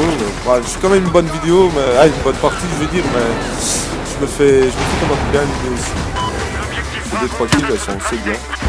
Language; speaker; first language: French; native; French